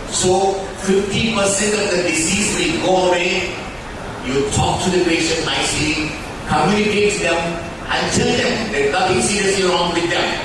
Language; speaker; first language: English; non-native, local second language; Telugu